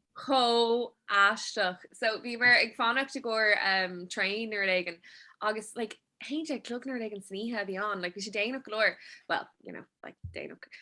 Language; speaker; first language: Irish; non-native, local second language; English